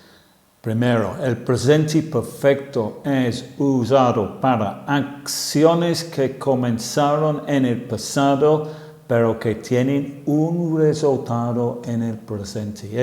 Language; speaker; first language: Spanish; non-native, fluent; English